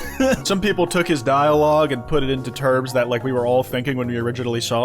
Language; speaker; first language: English; native; English